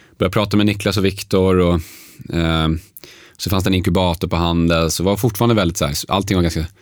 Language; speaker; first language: Swedish; early bilingual, other home language; Polish